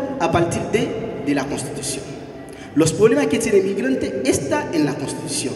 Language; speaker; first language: Spanish; non-native, fluent; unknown